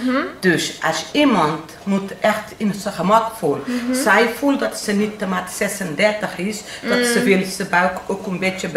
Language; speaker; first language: Dutch; non-native, learner; Portuguese